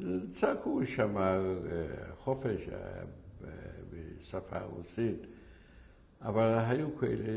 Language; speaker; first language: Hebrew; non-native, fluent; Yiddish